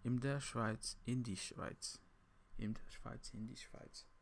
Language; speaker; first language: German; non-native, learner; English